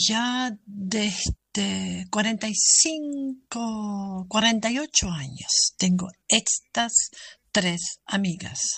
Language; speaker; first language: Spanish; non-native, learner; German